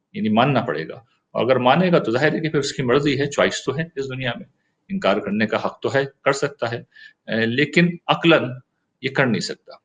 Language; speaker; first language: Urdu; native; Urdu